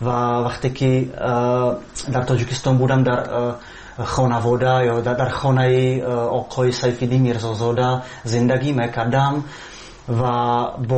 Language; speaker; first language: Persian; non-native, fluent; Czech